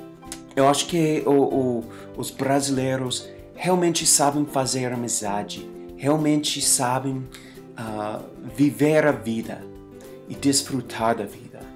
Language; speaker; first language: Portuguese; non-native, fluent; English